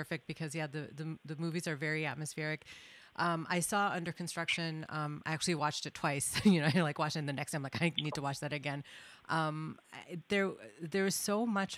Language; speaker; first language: English; non-native, local second language; Bangla